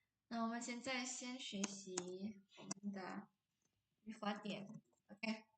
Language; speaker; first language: Chinese; non-native, fluent; Indonesian